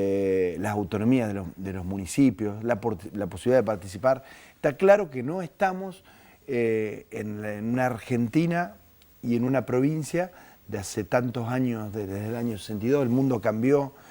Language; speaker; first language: Spanish; native; Spanish